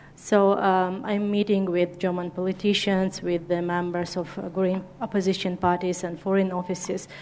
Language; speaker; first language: English; non-native, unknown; Uzbek